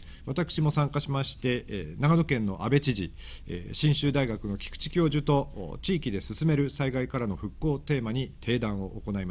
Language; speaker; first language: Japanese; native; Japanese